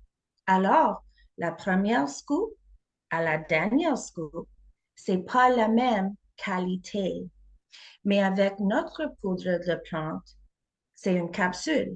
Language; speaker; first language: French; non-native, fluent; English